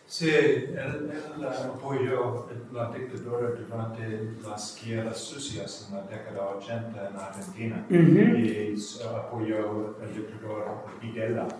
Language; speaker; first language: Spanish; non-native, learner; English